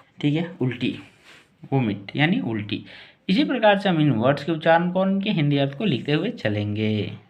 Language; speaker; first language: Hindi; native; Hindi